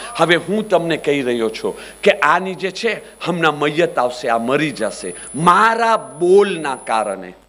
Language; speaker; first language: Gujarati; early bilingual, heritage; Gujarati